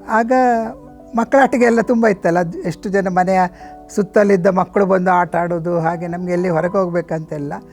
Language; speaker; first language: Kannada; native; Kannada